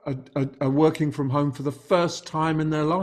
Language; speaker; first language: English; native; English